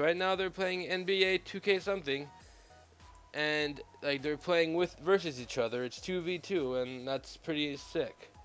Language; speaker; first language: English; native; English